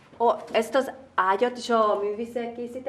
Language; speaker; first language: Hungarian; non-native, fluent; Korean